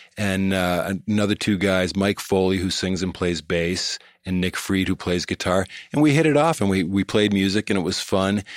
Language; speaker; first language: English; native; English